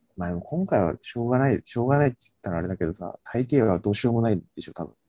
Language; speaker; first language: Japanese; native; Japanese